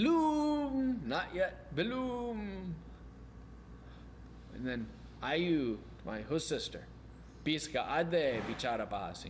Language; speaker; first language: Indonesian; non-native, learner; English